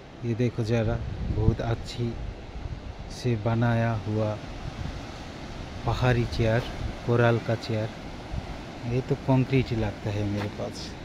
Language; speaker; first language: Hindi; non-native, learner; Bangla